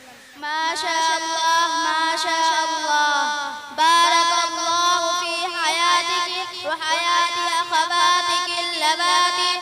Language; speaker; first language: Arabic; non-native, learner; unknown